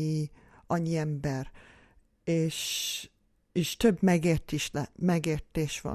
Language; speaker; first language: Hungarian; early bilingual, heritage; Hungarian